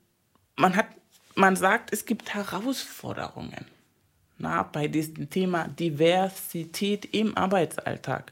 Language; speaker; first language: German; non-native, fluent; Spanish